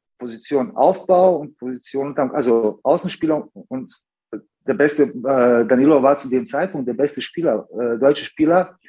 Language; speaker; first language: German; early bilingual, other home language; Serbian